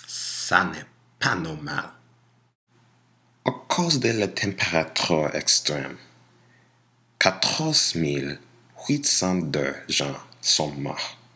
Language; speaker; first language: French; non-native, learner; English